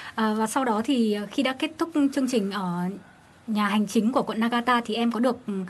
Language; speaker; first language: Vietnamese; native; Vietnamese